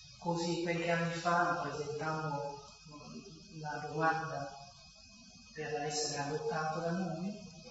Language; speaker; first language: Italian; non-native, learner; Vietnamese